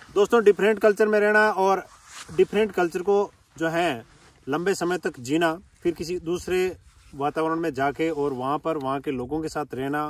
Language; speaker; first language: Hindi; native; Hindi